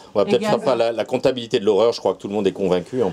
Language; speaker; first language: French; native; French